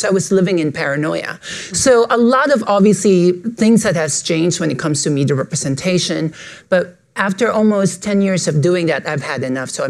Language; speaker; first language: English; non-native, local second language; Filipino